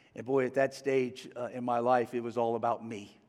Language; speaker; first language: English; native; English